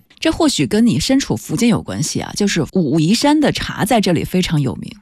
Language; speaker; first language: Chinese; native; Chinese